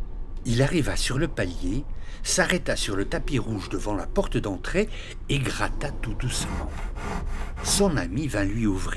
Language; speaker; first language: French; native; French